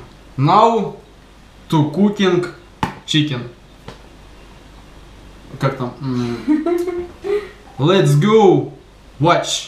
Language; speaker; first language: English; non-native, learner; Russian